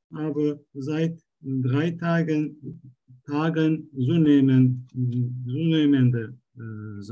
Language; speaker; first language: German; non-native, learner; Turkish